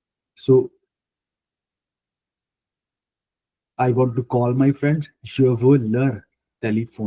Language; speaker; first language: French; non-native, fluent; Punjabi